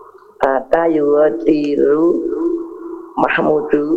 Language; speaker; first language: Arabic; non-native, learner; Indonesian